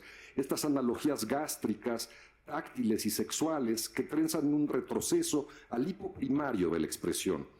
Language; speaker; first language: Spanish; native; Spanish